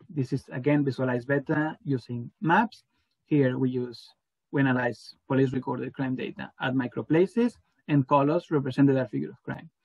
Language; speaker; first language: English; non-native, fluent; Spanish